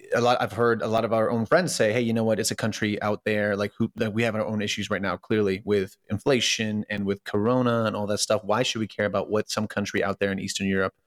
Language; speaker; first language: English; early bilingual, other home language; Russian